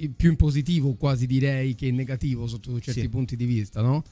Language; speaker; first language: Italian; native; Italian